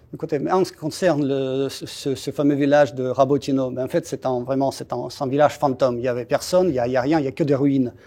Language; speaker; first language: French; non-native, fluent; Russian